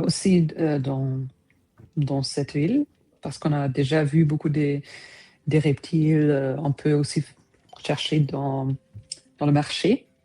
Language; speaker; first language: French; non-native, fluent; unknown